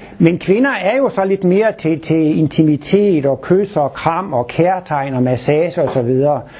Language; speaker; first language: Danish; native; Danish